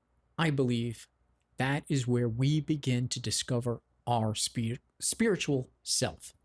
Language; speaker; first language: English; native; English